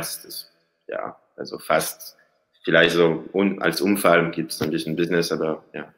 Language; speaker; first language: German; non-native, learner; French